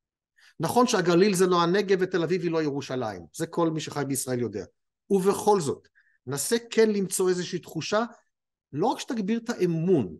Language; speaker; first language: Hebrew; native; Hebrew